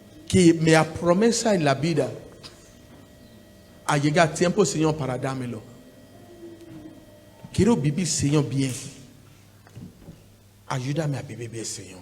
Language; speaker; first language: Spanish; non-native, learner; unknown